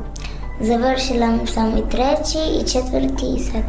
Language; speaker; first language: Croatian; non-native, learner; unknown